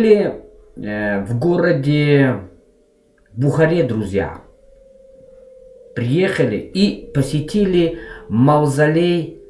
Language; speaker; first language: Russian; non-native, local second language; Tajik